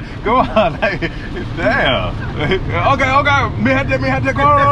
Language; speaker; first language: English; native; English